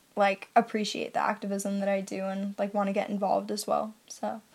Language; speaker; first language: English; native; English